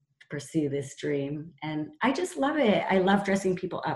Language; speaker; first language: English; native; English